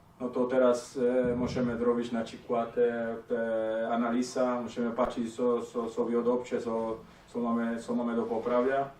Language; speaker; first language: Polish; non-native, learner; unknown